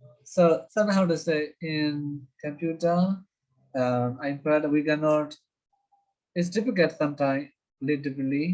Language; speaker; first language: English; non-native, fluent; Burmese